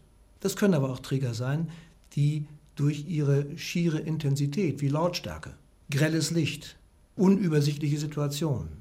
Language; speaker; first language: German; native; German